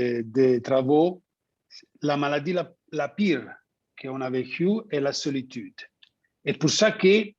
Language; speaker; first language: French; non-native, fluent; Italian